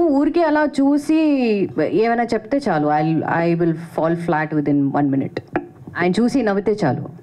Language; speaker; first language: Telugu; non-native, fluent; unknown